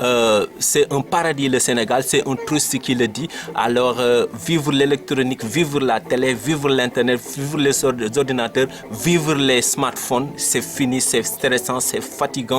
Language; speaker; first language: French; non-native, local second language; Wolof